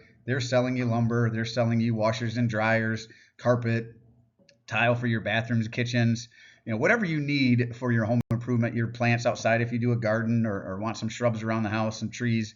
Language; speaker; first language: English; native; English